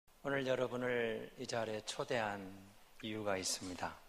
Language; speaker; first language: Korean; native; Korean